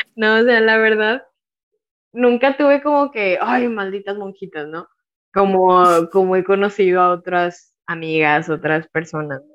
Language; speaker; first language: Spanish; native; Spanish